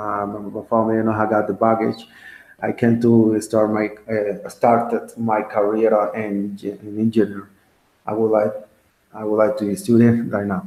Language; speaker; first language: English; non-native, learner; Spanish